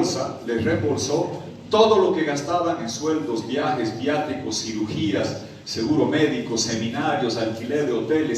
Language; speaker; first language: Spanish; native; Spanish